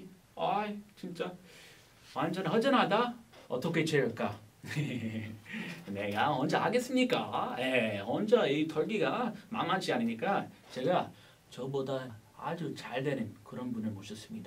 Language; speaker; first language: Korean; non-native, fluent; English